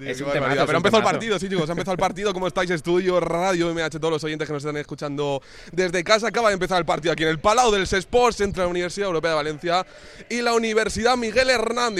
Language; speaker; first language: Spanish; native; Spanish